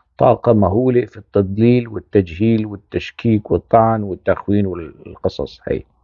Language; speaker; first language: Arabic; non-native, local second language; Kurdish